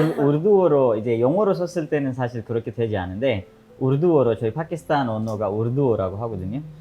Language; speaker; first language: Korean; non-native, fluent; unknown